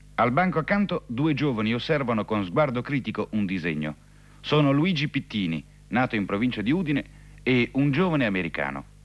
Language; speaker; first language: Italian; native; Italian